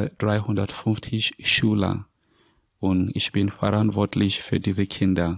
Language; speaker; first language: German; non-native, learner; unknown